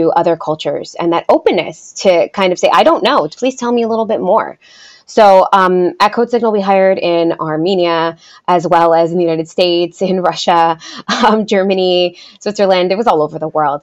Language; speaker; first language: English; early bilingual, other home language; Spanish